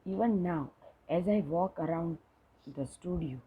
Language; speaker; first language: English; non-native, local second language; Gujarati